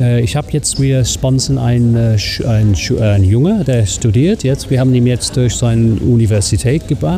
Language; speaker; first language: German; non-native, fluent; English